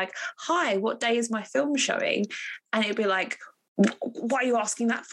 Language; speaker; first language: English; native; English